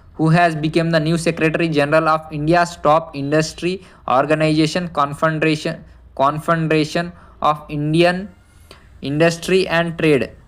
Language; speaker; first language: English; non-native, local second language; Telugu